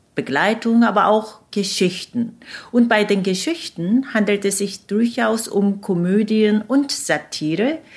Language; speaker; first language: German; non-native, fluent; Korean